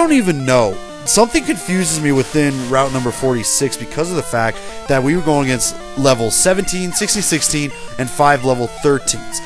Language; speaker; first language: English; native; English